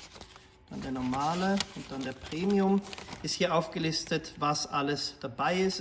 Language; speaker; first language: German; native; German